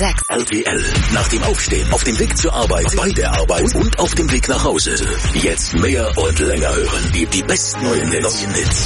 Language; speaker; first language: German; native; German